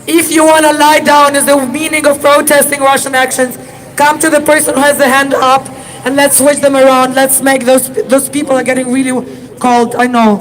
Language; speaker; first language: English; non-native, fluent; Ukrainian